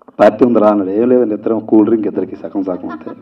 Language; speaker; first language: Telugu; native; Telugu